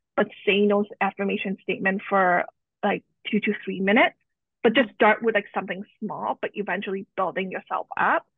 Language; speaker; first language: English; native; English